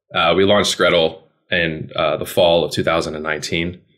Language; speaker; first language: English; native; English